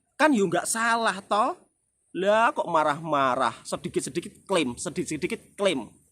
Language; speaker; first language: Indonesian; native; Indonesian